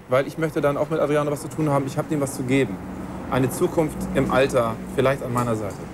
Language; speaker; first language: German; native; German